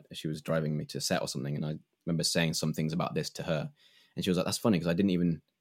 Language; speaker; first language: English; native; English